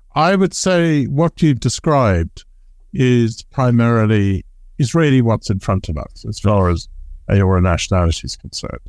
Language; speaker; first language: English; native; English